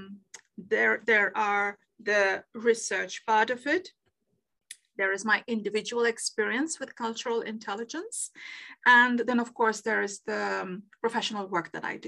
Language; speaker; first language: English; non-native, local second language; Bangla